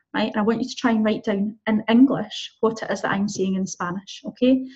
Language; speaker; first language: English; native; English